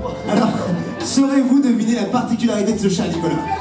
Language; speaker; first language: French; native; French